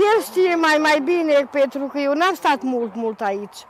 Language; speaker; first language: Romanian; non-native, local second language; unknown